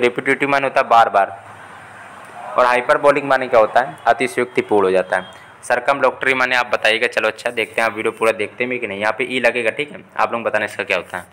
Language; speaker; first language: Hindi; native; Hindi